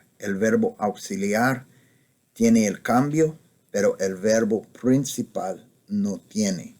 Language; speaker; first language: Spanish; non-native, fluent; English